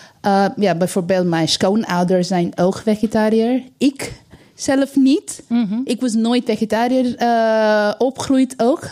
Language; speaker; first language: Dutch; non-native, learner; Bangla